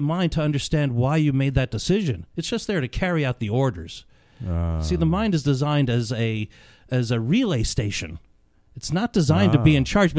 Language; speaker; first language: English; native; English